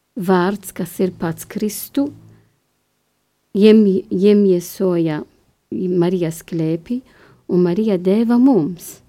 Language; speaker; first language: Latvian; non-native, learner; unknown